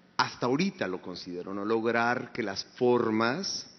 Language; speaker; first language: Spanish; native; Spanish